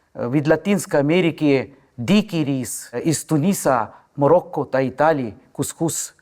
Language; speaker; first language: Ukrainian; non-native, fluent; Hindi